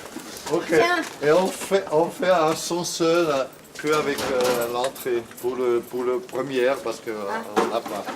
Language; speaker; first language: French; non-native, fluent; German